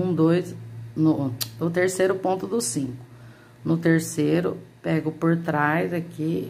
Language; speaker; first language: Portuguese; native; Portuguese